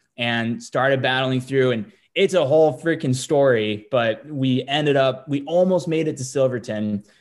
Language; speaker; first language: English; native; English